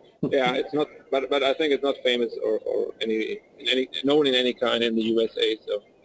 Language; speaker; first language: English; non-native, fluent; German